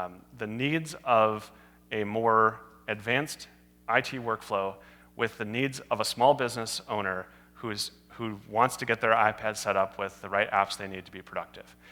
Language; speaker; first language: English; native; English